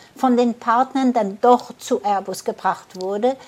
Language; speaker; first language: German; early bilingual, heritage; German